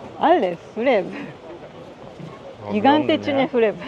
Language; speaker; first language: Polish; non-native, learner; Japanese